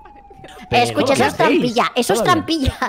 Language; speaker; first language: Spanish; native; Spanish